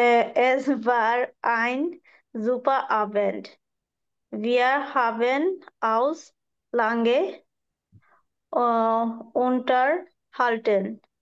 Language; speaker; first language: German; non-native, learner; Bangla